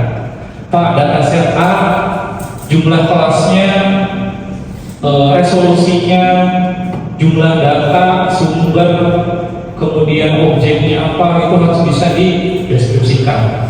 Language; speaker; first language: Indonesian; native; Indonesian